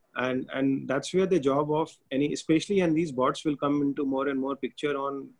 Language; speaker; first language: English; non-native, local second language; Hindi